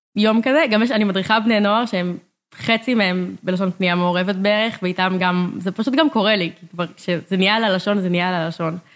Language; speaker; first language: Hebrew; native; Hebrew